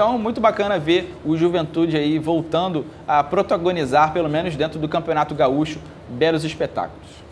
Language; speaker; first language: Portuguese; native; Portuguese